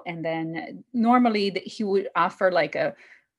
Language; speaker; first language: English; non-native, fluent; Portuguese